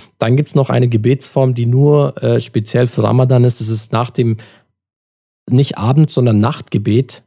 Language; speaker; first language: German; early bilingual, other home language; Turkish